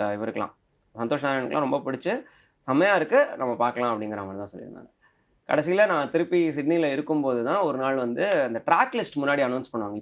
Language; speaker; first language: Tamil; native; Tamil